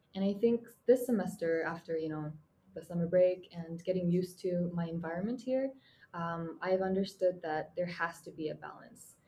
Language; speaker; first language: English; non-native, fluent; Mongolian